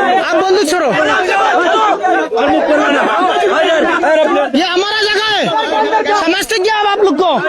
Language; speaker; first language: Hindi; non-native, learner; Bangla